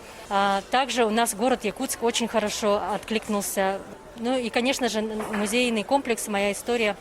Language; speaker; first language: Russian; native; Russian